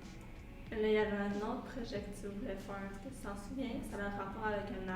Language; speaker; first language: French; native; French